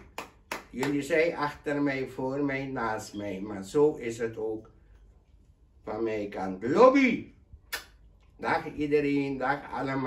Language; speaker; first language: Dutch; non-native, local second language; Caribbean Hindustani